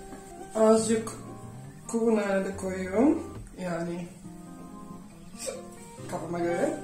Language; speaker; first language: Turkish; non-native, fluent; Dutch